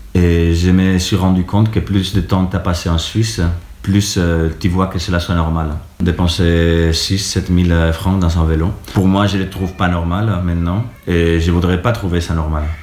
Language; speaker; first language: French; non-native, fluent; Spanish